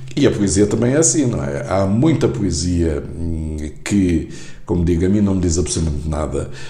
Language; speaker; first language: Portuguese; native; Portuguese